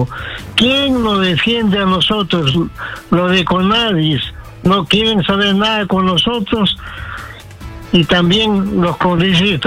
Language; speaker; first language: Spanish; native; Spanish